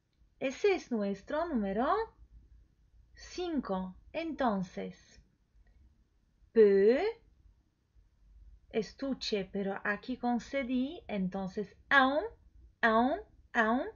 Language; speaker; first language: Spanish; non-native, fluent; Polish